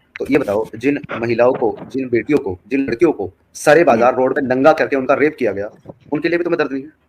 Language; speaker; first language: Urdu; native; Urdu